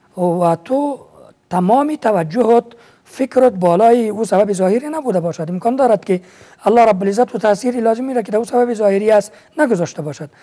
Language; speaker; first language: Persian; native; Persian